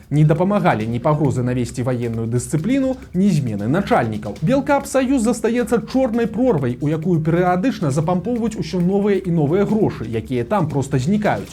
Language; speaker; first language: Belarusian; native; Belarusian